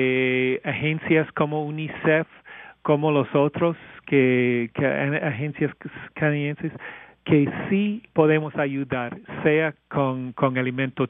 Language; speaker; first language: Spanish; non-native, fluent; English